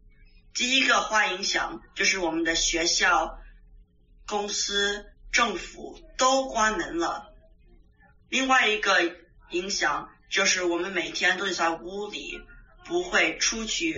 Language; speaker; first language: Chinese; early bilingual, heritage; Chinese